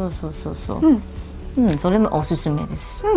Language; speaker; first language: Japanese; non-native, fluent; Chinese